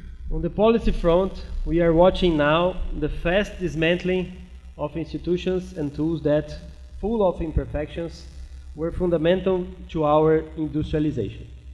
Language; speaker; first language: English; non-native, fluent; Portuguese